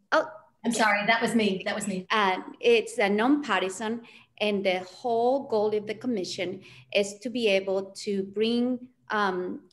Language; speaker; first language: English; early bilingual, other home language; Spanish